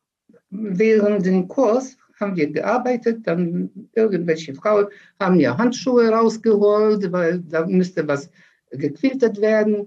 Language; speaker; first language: German; early bilingual, other home language; Polish